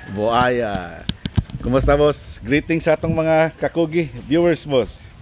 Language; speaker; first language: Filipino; non-native, local second language; Cebuano